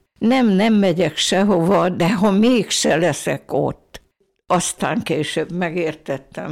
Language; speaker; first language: Hungarian; native; Hungarian